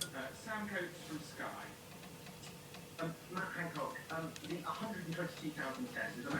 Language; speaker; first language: English; native; English